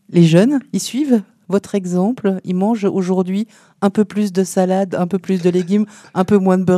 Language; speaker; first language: French; native; French